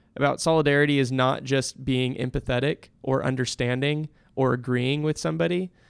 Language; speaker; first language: English; native; English